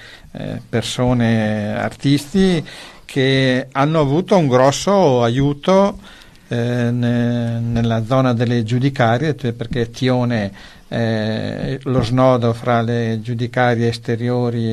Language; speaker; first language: Italian; native; Italian